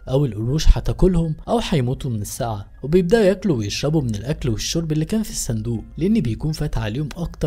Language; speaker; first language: Arabic; native; Arabic